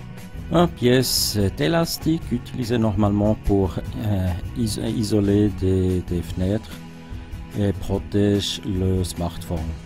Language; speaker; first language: French; non-native, local second language; German